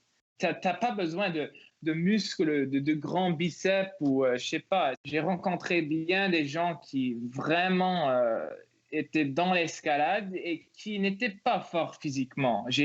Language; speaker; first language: French; non-native, local second language; English